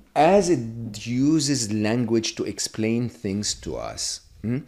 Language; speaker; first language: English; non-native, fluent; Arabic